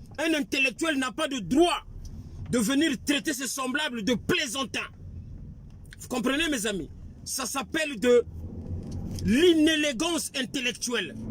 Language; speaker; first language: French; non-native, local second language; Lingala